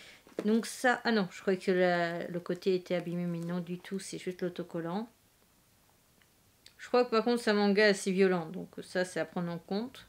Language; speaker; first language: French; native; French